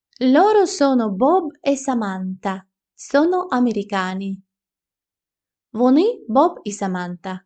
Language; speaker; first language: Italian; non-native, fluent; Ukrainian